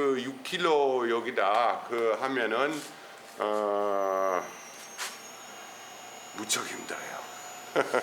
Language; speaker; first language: Korean; non-native, fluent; German